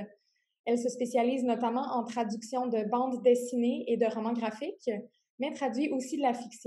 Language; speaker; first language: French; native; French